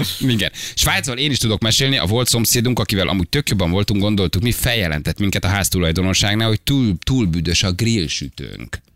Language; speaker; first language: Hungarian; native; Hungarian